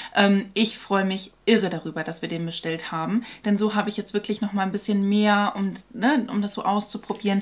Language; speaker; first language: German; native; German